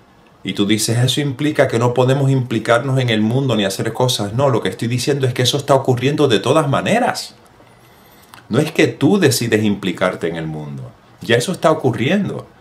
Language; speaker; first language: Spanish; native; Spanish